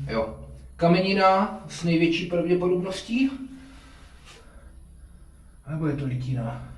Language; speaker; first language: Czech; native; Czech